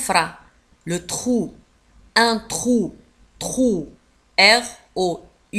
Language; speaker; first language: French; non-native, local second language; Arabic